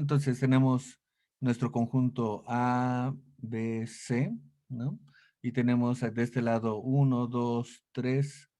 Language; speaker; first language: Spanish; native; Spanish